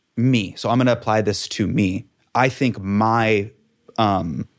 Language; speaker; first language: English; native; English